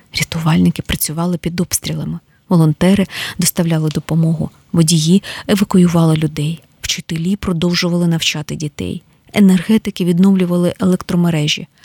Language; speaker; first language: Ukrainian; native; Ukrainian